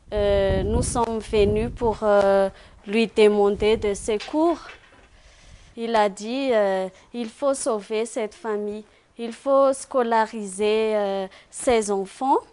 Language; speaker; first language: French; non-native, local second language; Malagasy